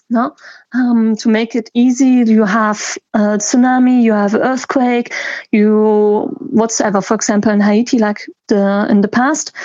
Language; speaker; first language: English; non-native, fluent; German